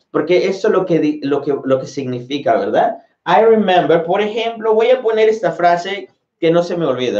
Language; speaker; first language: Spanish; native; Spanish